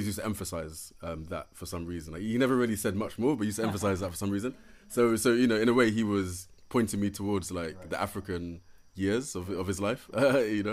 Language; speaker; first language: English; native; English